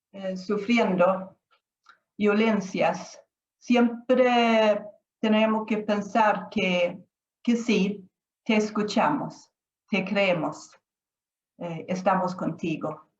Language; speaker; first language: Spanish; non-native, fluent; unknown